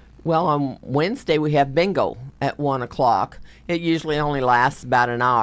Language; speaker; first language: English; native; English